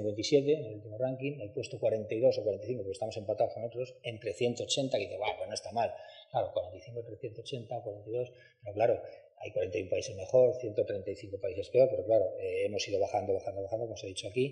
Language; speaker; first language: Spanish; native; Spanish